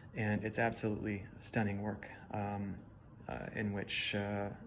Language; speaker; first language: English; native; English